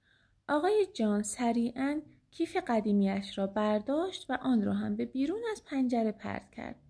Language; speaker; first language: Persian; native; Persian